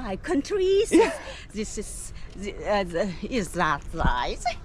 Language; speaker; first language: English; non-native, learner; Vietnamese